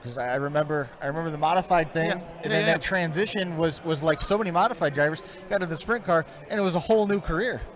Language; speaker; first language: English; native; English